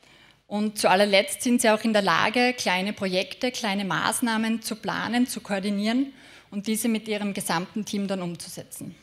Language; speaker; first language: German; native; German